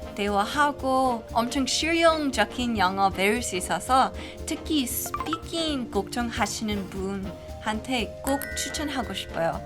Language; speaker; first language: Korean; non-native, fluent; English